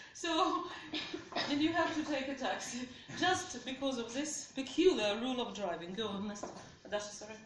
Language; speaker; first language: English; non-native, fluent; Ukrainian